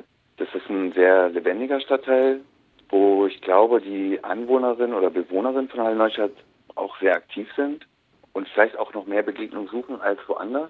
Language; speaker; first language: German; native; German